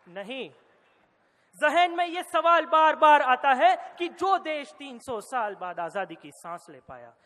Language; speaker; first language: Hindi; non-native, local second language; Gujarati